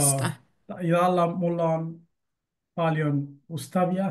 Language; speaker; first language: Finnish; non-native, learner; Bangla